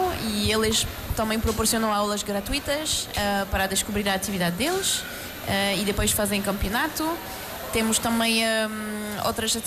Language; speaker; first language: Portuguese; non-native, fluent; French